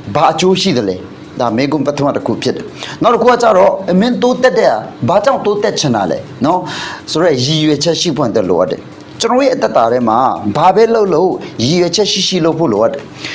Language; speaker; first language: Burmese; non-native, local second language; Hakha Chin